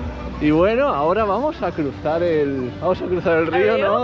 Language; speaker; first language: Spanish; native; Spanish